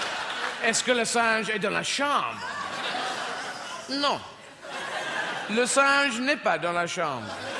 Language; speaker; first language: French; non-native, learner; English